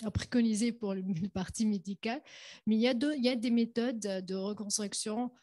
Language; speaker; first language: French; non-native, local second language; Arabic